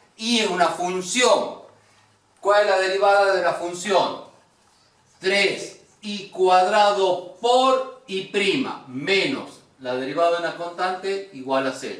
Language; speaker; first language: Spanish; native; Spanish